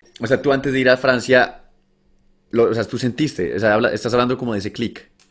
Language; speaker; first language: Spanish; native; Spanish